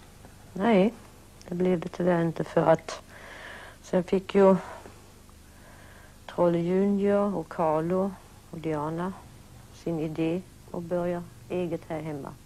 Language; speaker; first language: Swedish; early bilingual, other home language; German